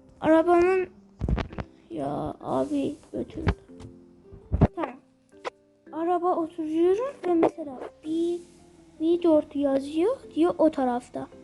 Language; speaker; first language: Turkish; early bilingual, heritage; Turkish